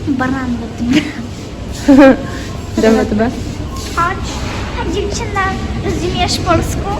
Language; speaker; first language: Polish; non-native, learner; Ukrainian